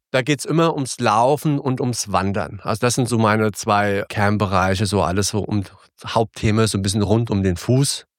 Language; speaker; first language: German; early bilingual, other home language; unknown